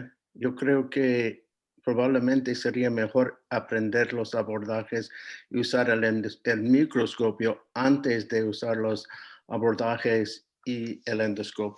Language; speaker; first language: Spanish; non-native, fluent; English